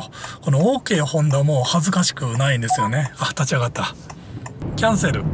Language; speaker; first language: Japanese; native; Japanese